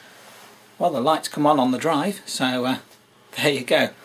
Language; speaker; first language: English; native; English